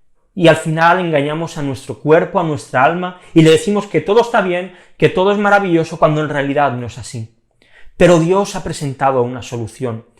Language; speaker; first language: Spanish; native; Spanish